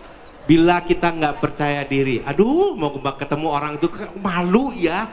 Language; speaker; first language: Indonesian; native; Indonesian